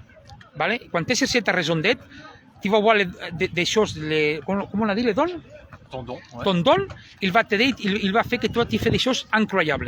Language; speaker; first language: French; non-native, learner; Spanish